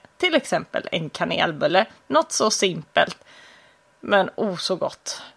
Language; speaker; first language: Swedish; native; Swedish